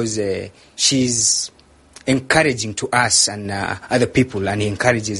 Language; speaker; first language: English; non-native, local second language; Luyia